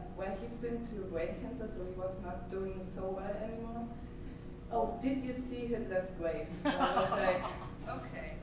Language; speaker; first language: English; non-native, fluent; German